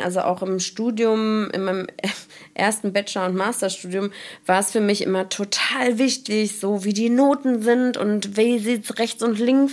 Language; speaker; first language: German; native; German